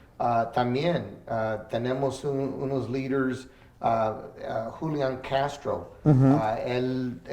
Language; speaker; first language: Spanish; early bilingual, heritage; English